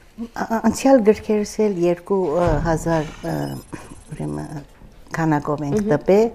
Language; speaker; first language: Armenian; early bilingual, heritage; Armenian